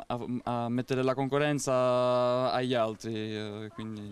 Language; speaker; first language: Italian; non-native, fluent; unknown